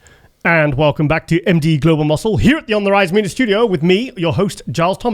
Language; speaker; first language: English; native; English